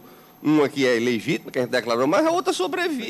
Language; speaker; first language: Portuguese; native; Portuguese